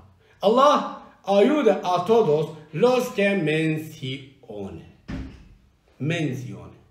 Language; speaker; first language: Spanish; non-native, learner; Turkish